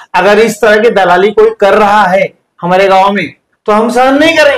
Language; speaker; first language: Hindi; non-native, local second language; Marathi